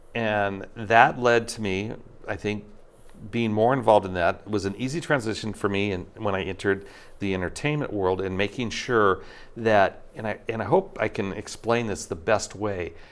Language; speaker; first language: English; native; English